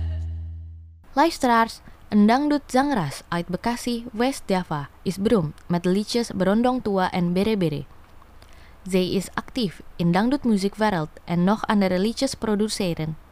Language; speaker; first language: Dutch; non-native, fluent; Indonesian